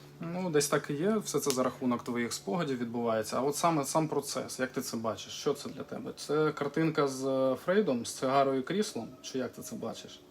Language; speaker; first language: Ukrainian; non-native, local second language; Russian